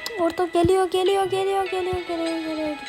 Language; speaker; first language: Turkish; native; Turkish